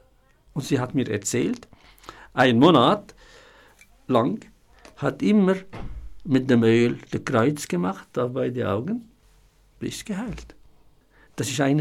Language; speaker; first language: German; non-native, fluent; Arabic